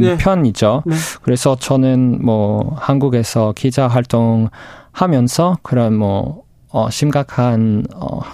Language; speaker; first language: Korean; non-native, fluent; English